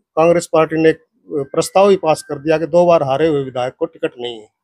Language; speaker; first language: Hindi; native; Hindi